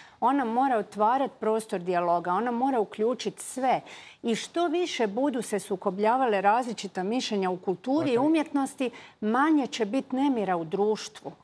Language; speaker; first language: Croatian; native; Croatian